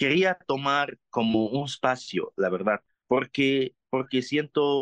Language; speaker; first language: Spanish; non-native, learner; Arabic